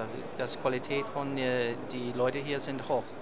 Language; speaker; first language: German; non-native, learner; English